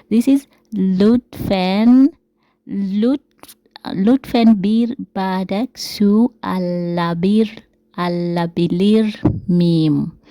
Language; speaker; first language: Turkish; non-native, learner; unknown